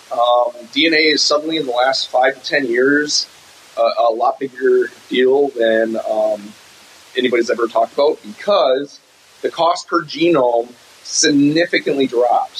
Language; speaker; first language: English; native; English